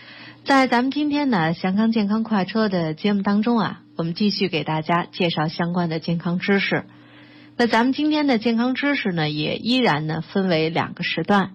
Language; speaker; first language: Chinese; native; Chinese